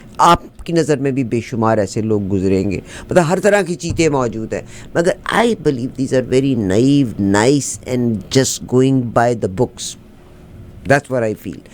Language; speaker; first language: Urdu; native; Urdu